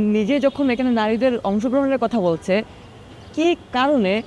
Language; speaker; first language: Bangla; non-native, local second language; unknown